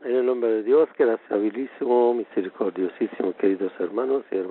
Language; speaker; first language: Spanish; non-native, fluent; Persian